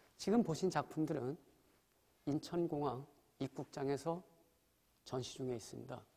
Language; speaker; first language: Korean; native; Korean